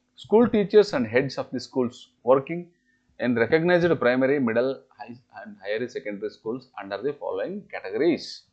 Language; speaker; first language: English; non-native, local second language; Kannada